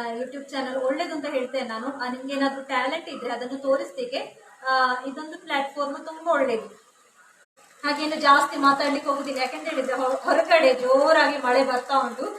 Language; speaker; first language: Kannada; non-native, local second language; Tulu